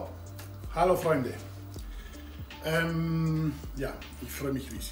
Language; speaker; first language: German; non-native, fluent; Italian